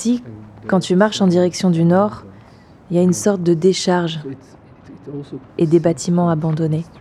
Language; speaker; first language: French; native; French